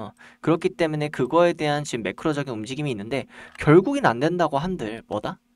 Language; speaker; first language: Korean; native; Korean